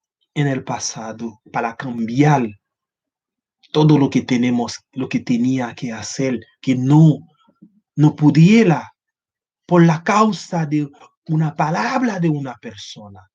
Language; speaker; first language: Spanish; non-native, learner; Haitian Creole